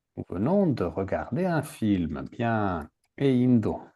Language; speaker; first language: French; native; French